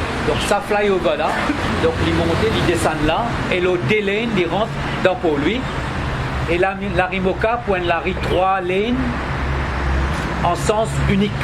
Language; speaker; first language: French; non-native, local second language; Morisyen